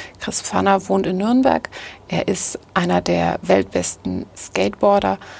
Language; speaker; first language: German; native; German